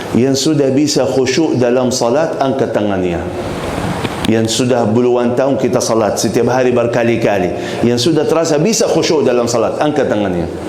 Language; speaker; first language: Malay; non-native, fluent; Arabic